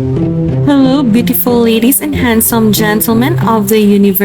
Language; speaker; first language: English; non-native, local second language; Filipino